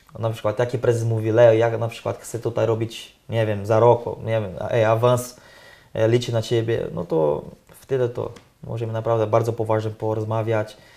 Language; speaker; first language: Polish; non-native, learner; Portuguese